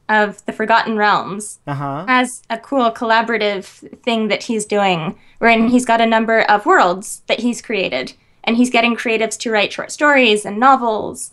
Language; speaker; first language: English; native; English